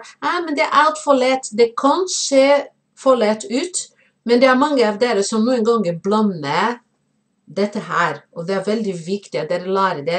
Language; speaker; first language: Norwegian; non-native, fluent; Portuguese